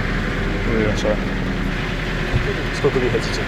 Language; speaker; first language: Russian; non-native, learner; English